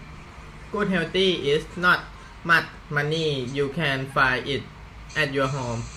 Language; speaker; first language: English; non-native, learner; Thai